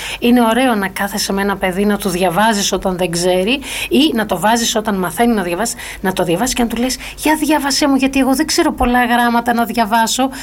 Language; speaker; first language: Greek; early bilingual, heritage; Greek